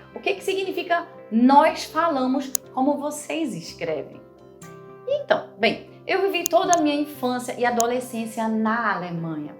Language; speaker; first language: Portuguese; non-native, fluent; German